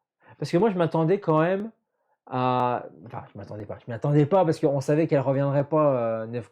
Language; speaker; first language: French; native; French